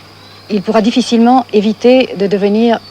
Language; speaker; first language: French; native; French